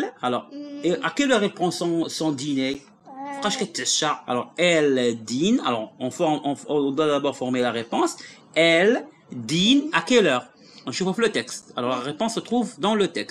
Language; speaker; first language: French; non-native, local second language; Arabic